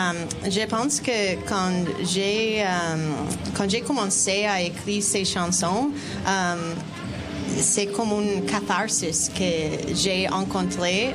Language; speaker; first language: French; non-native, learner; Spanish